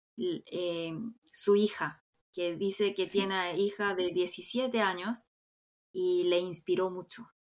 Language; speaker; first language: Spanish; non-native, fluent; Korean